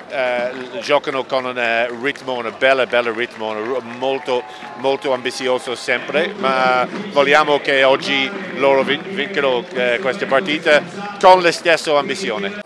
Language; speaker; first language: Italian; non-native, learner; English